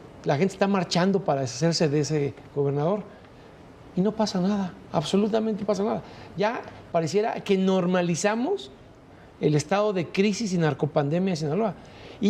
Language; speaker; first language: Spanish; native; Spanish